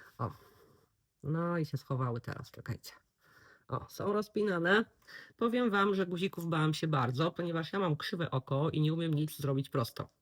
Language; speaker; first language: Polish; native; Polish